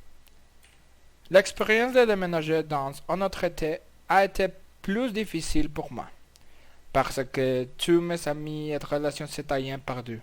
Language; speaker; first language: French; non-native, learner; Spanish